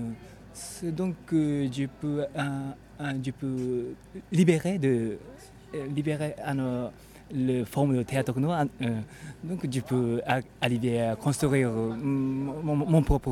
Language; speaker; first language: French; non-native, learner; Japanese